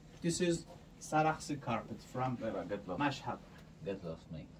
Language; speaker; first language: English; non-native, learner; Persian